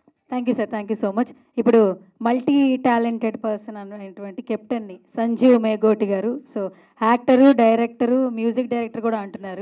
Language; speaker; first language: Telugu; native; Telugu